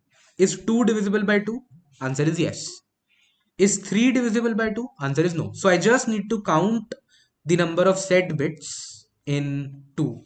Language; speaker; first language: English; non-native, local second language; Hindi